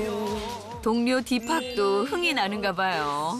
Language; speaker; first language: Korean; native; Korean